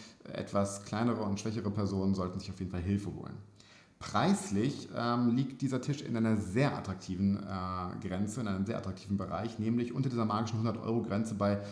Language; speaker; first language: German; native; German